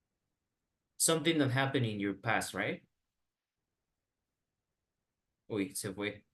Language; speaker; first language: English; non-native, fluent; Spanish